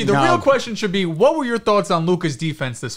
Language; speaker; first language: English; native; English